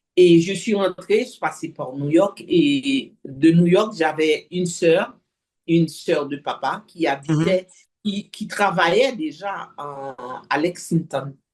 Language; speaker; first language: French; non-native, local second language; Haitian Creole